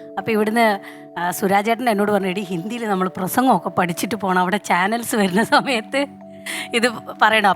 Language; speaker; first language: Malayalam; native; Malayalam